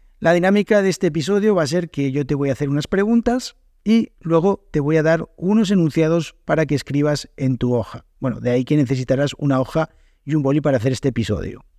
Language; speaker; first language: Spanish; native; Spanish